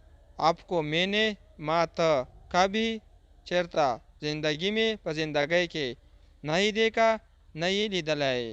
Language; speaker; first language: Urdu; non-native, fluent; Pashto